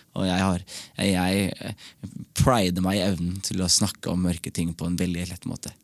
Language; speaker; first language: Norwegian; early bilingual, other home language; Somali